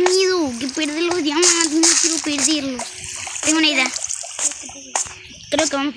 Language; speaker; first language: Spanish; native; Spanish